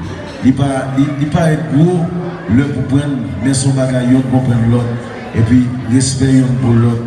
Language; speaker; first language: French; non-native, local second language; Haitian Creole